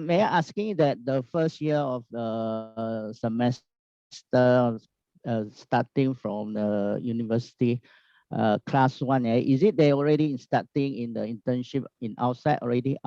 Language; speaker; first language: English; non-native, learner; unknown